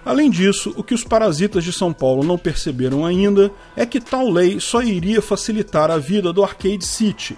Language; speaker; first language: Portuguese; native; Portuguese